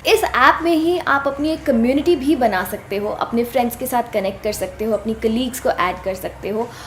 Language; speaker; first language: Hindi; native; Hindi